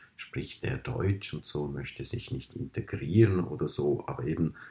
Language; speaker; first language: German; native; German